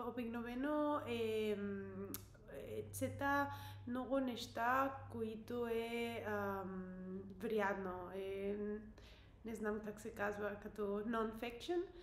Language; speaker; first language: Bulgarian; non-native, learner; English